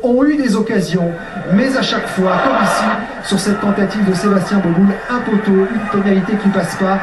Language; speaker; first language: French; native; French